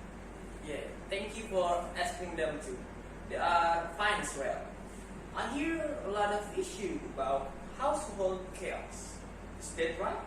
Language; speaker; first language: English; non-native, learner; Indonesian